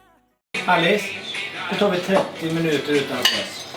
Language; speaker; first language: Swedish; native; Swedish